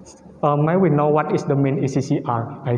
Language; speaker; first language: English; non-native, learner; Indonesian